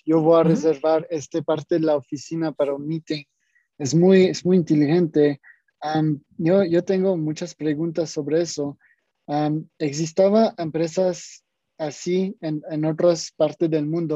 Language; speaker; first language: Spanish; non-native, fluent; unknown